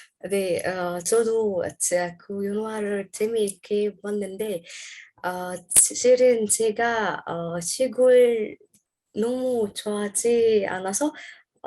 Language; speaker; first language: Korean; non-native, learner; Arabic